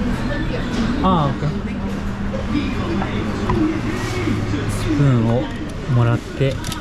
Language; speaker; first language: Japanese; native; Japanese